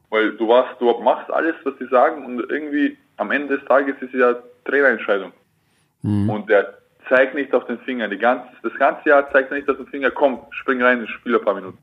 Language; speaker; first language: German; early bilingual, other home language; Bosnian